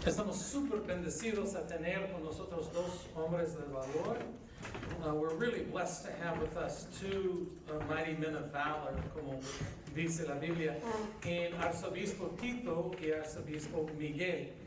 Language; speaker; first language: Spanish; non-native, fluent; English